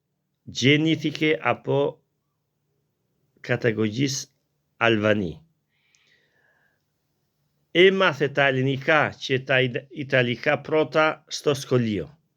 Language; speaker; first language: Greek; non-native, learner; Albanian